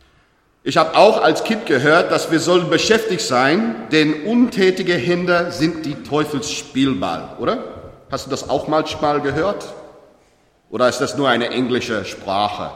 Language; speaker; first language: German; non-native, learner; English